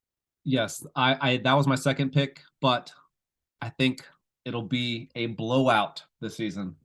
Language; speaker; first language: English; native; English